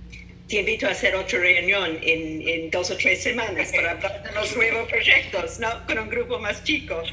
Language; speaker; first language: Spanish; non-native, fluent; English